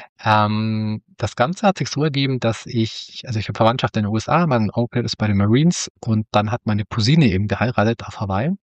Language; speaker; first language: German; native; German